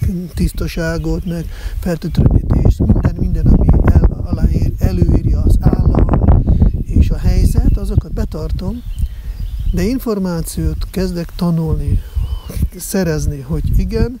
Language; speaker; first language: Hungarian; non-native, fluent; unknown